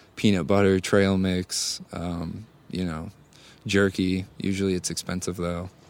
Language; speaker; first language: English; native; English